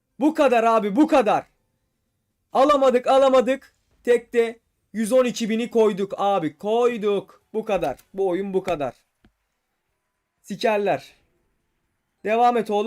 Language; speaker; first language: Turkish; native; Turkish